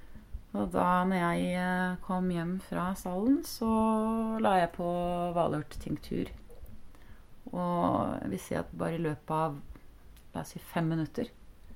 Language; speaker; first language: Norwegian; native; Norwegian